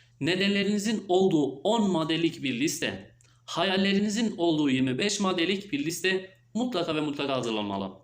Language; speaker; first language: Turkish; native; Turkish